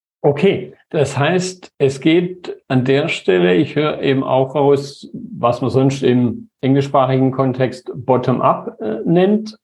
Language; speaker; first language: German; native; German